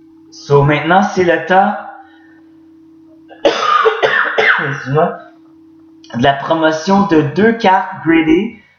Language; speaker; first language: French; native; French